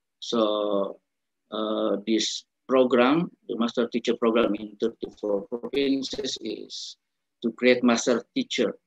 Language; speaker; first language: English; non-native, learner; Indonesian